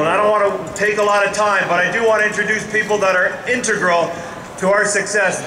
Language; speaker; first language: English; native; English